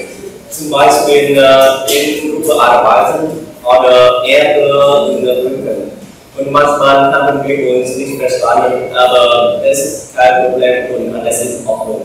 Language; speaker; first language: German; non-native, learner; Vietnamese